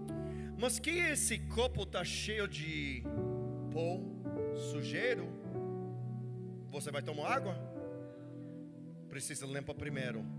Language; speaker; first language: Portuguese; non-native, learner; English